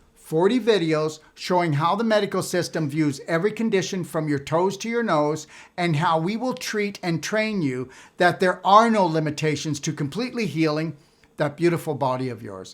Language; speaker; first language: English; native; English